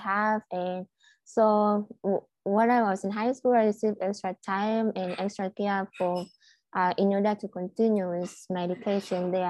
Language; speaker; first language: English; non-native, local second language; Swahili